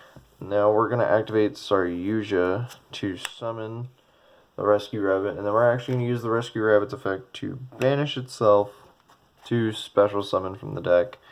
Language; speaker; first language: English; native; English